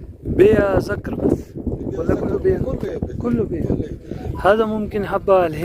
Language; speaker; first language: Arabic; non-native, learner; Urdu